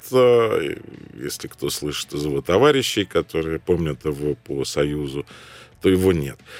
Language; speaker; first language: Russian; non-native, fluent; Arabic